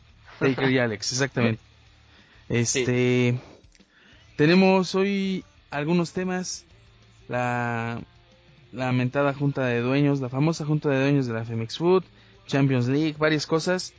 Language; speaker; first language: Spanish; native; Spanish